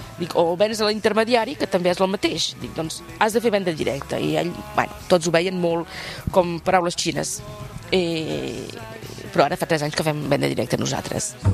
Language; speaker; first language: Catalan; non-native, local second language; French